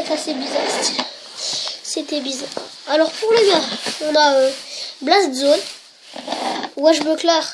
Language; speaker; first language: French; native; French